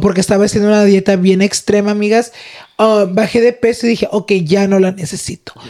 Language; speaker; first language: Spanish; early bilingual, heritage; Spanish